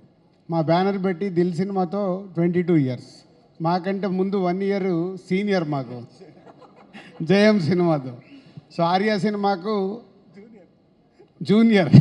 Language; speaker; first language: Telugu; native; Telugu